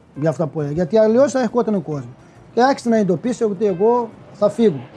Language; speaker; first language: Greek; non-native, fluent; Portuguese